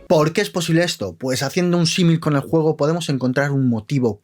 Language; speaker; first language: Spanish; native; Spanish